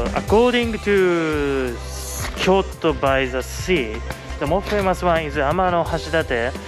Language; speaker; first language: English; non-native, learner; Japanese